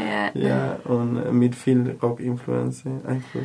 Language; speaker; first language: German; non-native, learner; Spanish